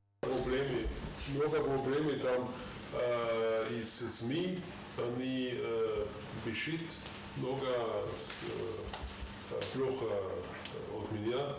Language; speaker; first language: Russian; non-native, learner; German